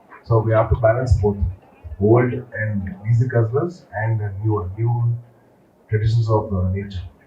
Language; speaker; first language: English; non-native, local second language; Telugu